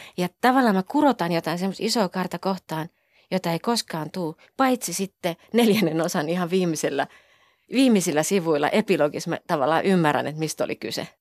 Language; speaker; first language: Finnish; native; Finnish